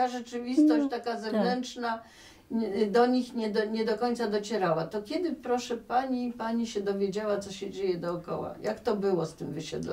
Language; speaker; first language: Polish; native; Polish